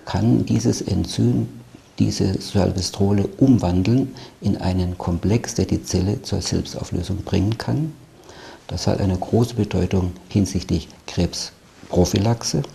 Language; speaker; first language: German; native; German